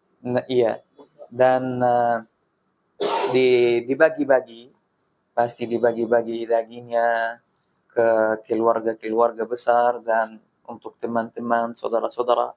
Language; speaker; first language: Indonesian; non-native, fluent; Arabic